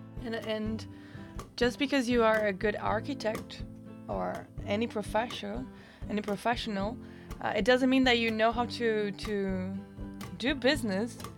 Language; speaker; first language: English; non-native, fluent; Portuguese